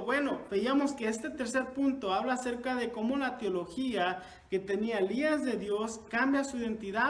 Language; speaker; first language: Spanish; native; Spanish